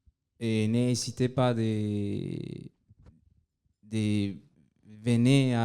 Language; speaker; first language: French; non-native, fluent; Spanish